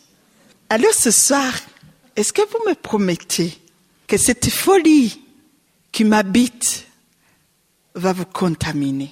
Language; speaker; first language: French; non-native, local second language; Rundi